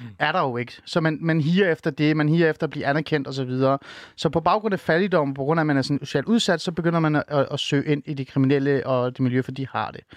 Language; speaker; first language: Danish; early bilingual, other home language; Persian